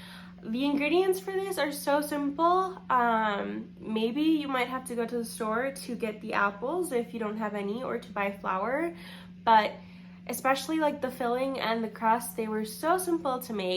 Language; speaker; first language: English; native; English